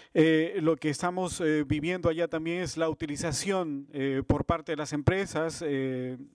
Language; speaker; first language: Spanish; native; Spanish